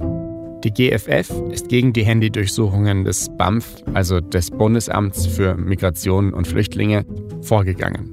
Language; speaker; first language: German; native; German